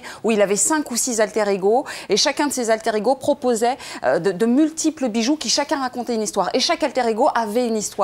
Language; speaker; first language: French; native; French